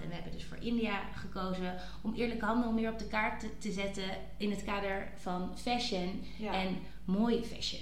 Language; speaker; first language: Dutch; native; Dutch